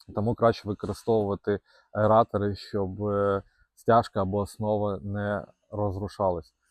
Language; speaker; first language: Ukrainian; non-native, local second language; Russian